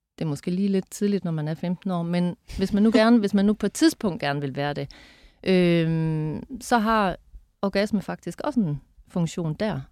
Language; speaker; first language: Danish; native; Danish